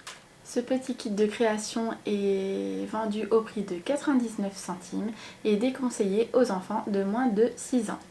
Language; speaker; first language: French; native; French